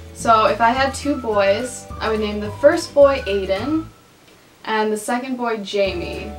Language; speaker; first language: English; native; English